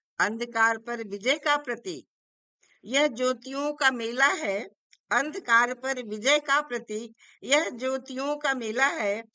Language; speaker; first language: Hindi; native; Hindi